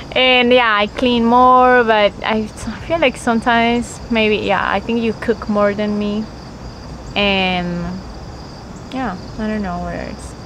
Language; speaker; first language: English; non-native, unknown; Spanish